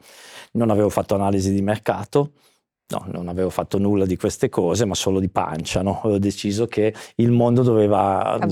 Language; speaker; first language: Italian; native; Italian